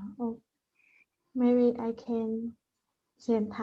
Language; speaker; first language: English; non-native, learner; Vietnamese